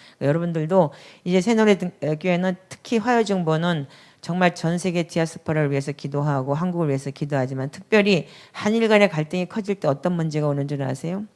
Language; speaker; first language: Korean; native; Korean